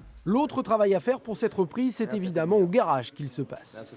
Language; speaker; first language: French; native; French